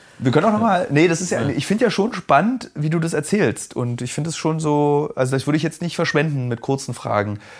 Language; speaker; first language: German; native; German